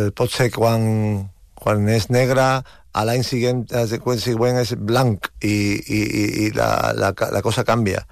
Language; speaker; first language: Catalan; non-native, local second language; Spanish